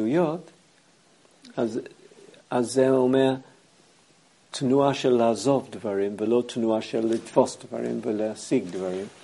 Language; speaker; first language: Hebrew; non-native, fluent; English